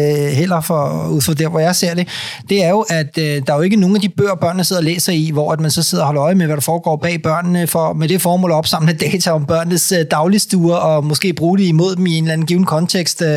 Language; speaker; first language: Danish; native; Danish